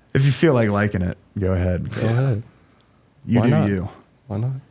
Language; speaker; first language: English; native; English